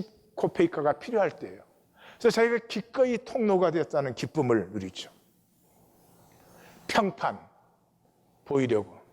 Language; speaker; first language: Korean; native; Korean